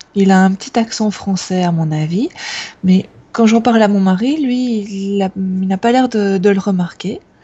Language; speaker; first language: French; native; French